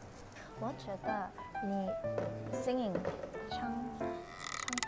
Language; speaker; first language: Chinese; non-native, learner; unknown